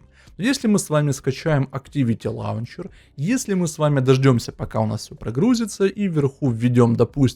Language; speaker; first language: Russian; native; Russian